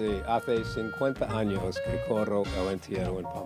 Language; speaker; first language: Spanish; non-native, learner; English